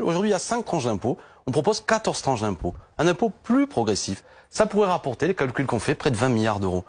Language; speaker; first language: French; native; French